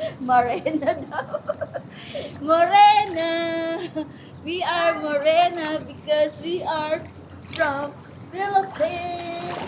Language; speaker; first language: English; non-native, local second language; Filipino